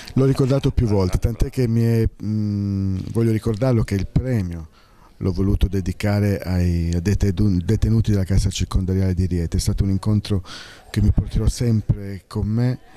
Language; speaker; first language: Italian; native; Italian